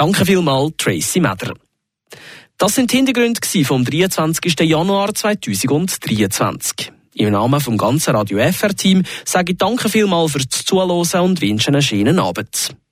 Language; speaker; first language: German; native; German